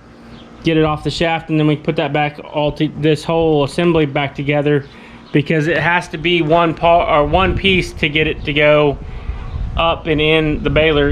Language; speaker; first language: English; native; English